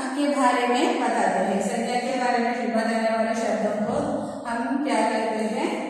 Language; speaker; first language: Hindi; non-native, local second language; Telugu